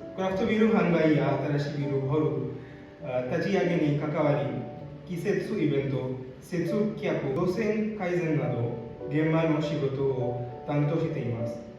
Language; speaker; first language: Japanese; non-native, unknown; Hindi